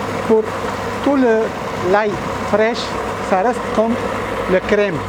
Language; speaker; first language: French; non-native, learner; Arabic